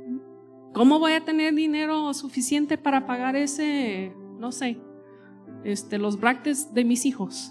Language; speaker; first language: Spanish; non-native, fluent; English